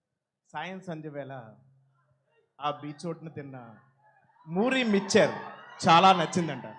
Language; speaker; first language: Telugu; native; Telugu